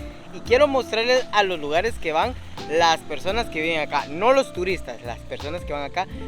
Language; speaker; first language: Spanish; native; Spanish